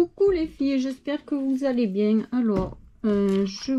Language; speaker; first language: French; native; French